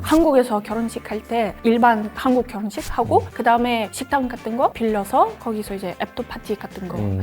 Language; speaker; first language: Korean; early bilingual, heritage; Korean